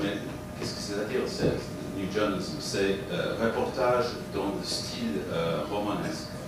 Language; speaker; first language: French; non-native, fluent; English